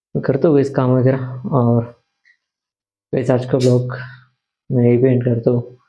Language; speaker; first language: Hindi; non-native, local second language; Marathi